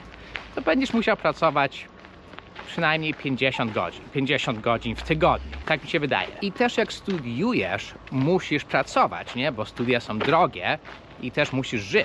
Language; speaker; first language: Polish; non-native, fluent; English